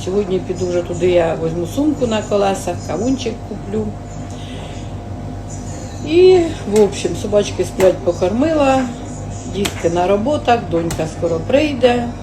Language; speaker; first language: Ukrainian; native; Ukrainian